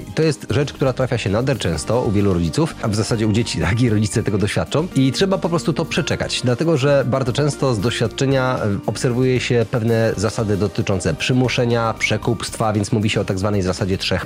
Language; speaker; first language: Polish; native; Polish